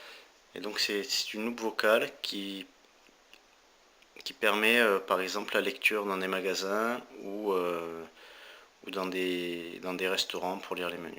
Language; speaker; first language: French; native; French